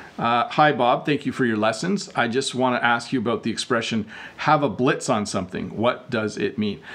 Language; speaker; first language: English; native; English